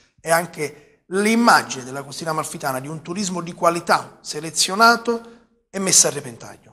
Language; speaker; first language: Italian; native; Italian